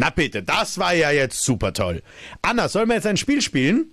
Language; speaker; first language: German; native; German